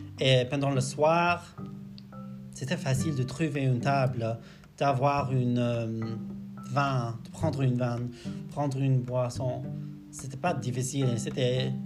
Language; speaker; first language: French; non-native, learner; English